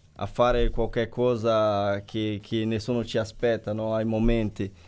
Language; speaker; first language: Italian; non-native, fluent; Portuguese